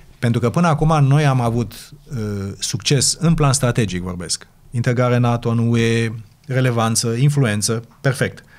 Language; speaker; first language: Romanian; native; Romanian